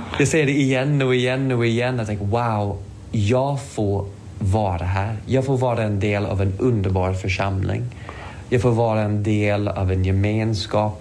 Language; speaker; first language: Swedish; non-native, fluent; English